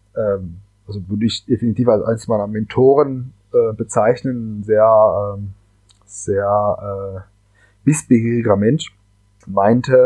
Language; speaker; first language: German; non-native, fluent; Spanish